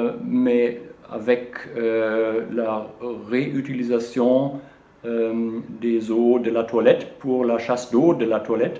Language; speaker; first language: French; non-native, learner; German